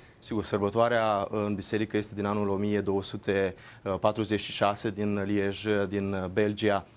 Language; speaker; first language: Romanian; native; Romanian